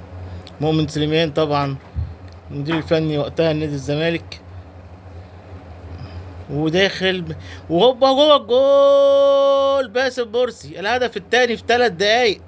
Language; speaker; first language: Arabic; native; Arabic